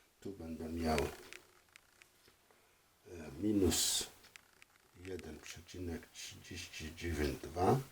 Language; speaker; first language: Polish; non-native, fluent; French